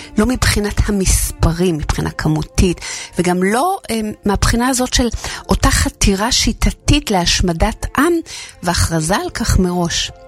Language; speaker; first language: Hebrew; native; Hebrew